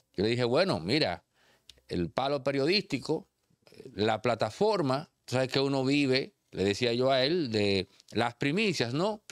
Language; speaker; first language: Spanish; native; Spanish